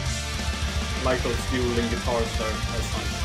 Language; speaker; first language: English; non-native, fluent; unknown